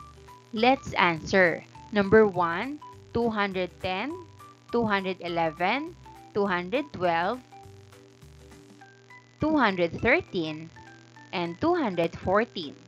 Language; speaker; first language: English; non-native, local second language; Filipino